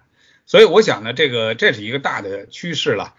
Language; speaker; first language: Chinese; native; Chinese